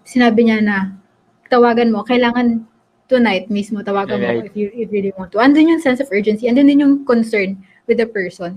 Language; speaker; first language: Filipino; native; Filipino